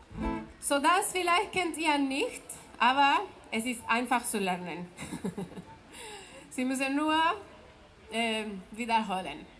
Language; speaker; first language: German; non-native, fluent; Spanish